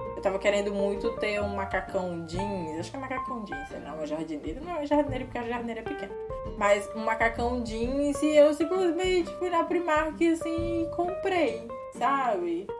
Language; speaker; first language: Portuguese; native; Portuguese